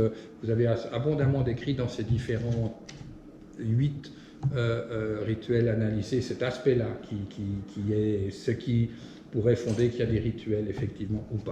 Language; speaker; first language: French; native; French